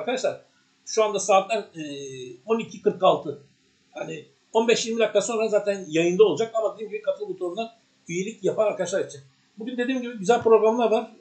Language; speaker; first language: Turkish; native; Turkish